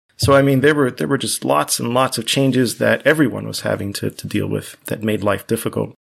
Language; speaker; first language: English; early bilingual, other home language; Spanish